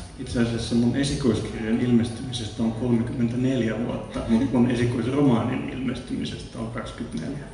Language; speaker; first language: Finnish; non-native, local second language; Swedish